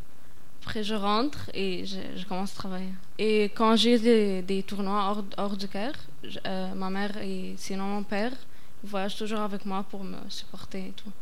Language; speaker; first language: French; non-native, fluent; Arabic